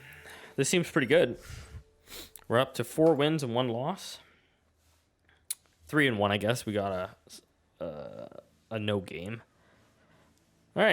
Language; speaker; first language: English; native; English